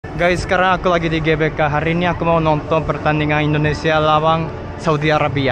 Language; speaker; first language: Indonesian; non-native, fluent; Japanese